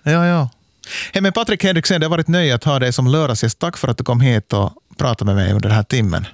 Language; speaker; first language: Swedish; native; Swedish